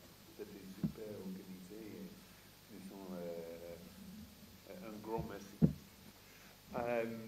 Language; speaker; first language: French; non-native, fluent; English